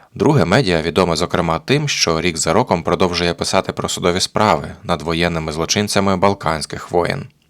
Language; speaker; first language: Ukrainian; native; Ukrainian